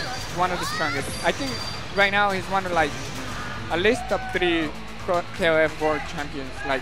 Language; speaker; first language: English; non-native, learner; Spanish